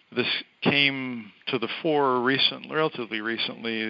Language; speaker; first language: English; native; English